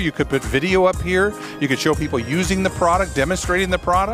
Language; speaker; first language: English; native; English